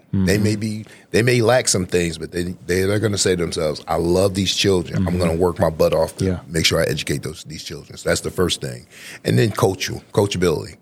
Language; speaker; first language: English; native; English